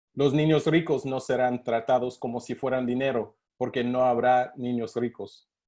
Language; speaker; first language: Spanish; non-native, learner; English